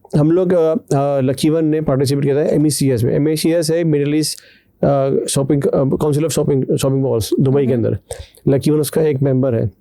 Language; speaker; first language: Urdu; native; Urdu